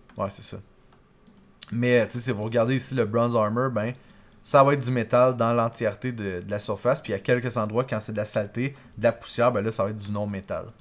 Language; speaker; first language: French; native; French